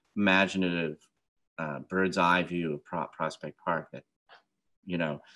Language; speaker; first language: English; native; English